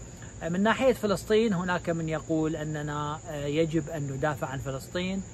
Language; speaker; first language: Arabic; native; Arabic